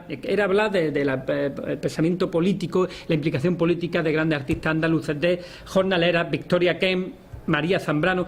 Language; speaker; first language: Spanish; native; Spanish